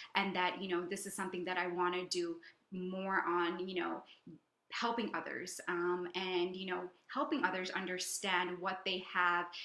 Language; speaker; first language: English; native; English